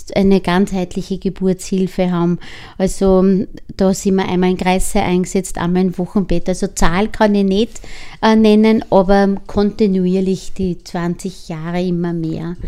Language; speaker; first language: German; native; German